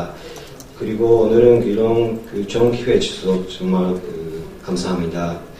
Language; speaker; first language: Korean; non-native, learner; Japanese